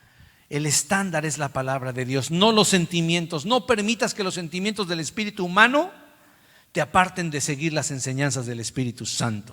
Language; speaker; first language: Spanish; native; Spanish